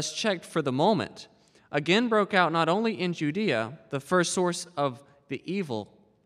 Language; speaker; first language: English; native; English